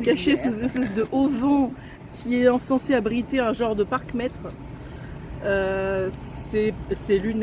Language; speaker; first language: French; native; French